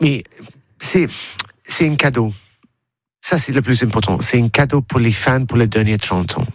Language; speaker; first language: French; non-native, learner; English